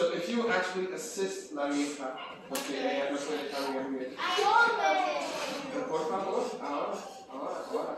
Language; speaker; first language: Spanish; non-native, learner; English